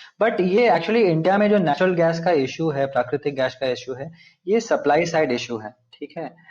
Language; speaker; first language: Hindi; non-native, local second language; Telugu